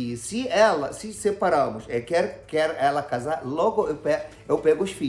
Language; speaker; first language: Portuguese; non-native, fluent; Arabic